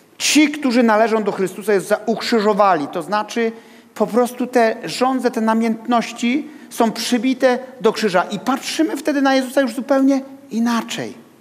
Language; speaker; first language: Polish; native; Polish